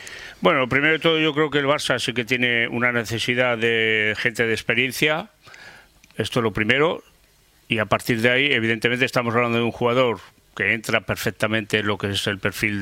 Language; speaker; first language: Spanish; native; Spanish